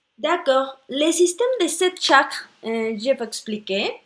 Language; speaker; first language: French; non-native, learner; Spanish